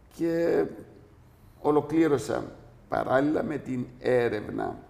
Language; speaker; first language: Greek; non-native, local second language; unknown